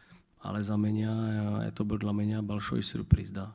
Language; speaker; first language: Russian; non-native, learner; Czech